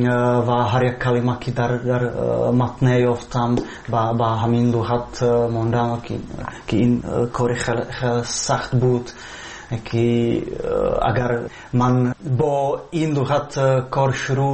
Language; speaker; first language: Persian; non-native, fluent; Czech